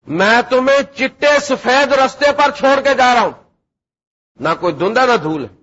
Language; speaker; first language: Urdu; non-native, local second language; Punjabi